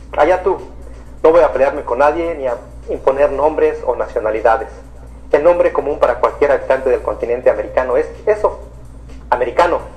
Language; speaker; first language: Spanish; native; Spanish